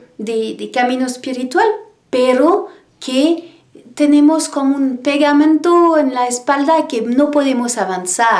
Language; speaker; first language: Spanish; non-native, learner; French